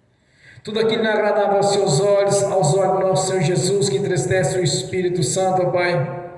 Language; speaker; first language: Portuguese; native; Portuguese